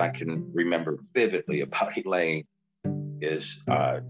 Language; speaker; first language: English; native; English